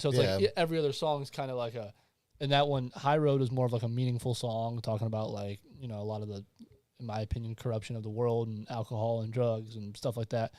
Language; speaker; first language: English; native; English